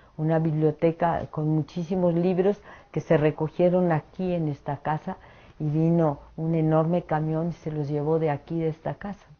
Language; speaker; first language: Spanish; early bilingual, other home language; French